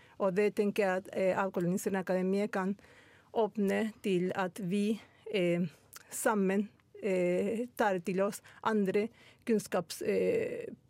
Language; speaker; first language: Norwegian; non-native, fluent; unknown